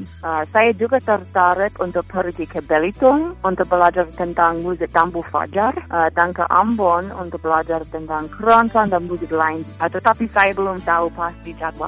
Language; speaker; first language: Indonesian; non-native, fluent; English